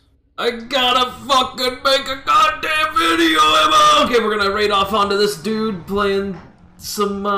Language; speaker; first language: English; native; English